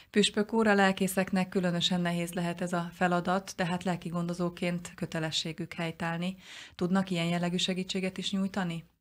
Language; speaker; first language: Hungarian; native; Hungarian